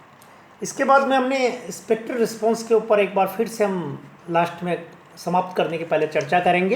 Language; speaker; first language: Hindi; native; Hindi